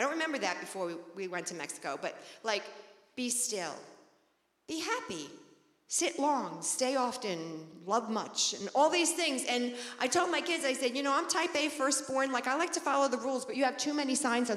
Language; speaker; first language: English; native; English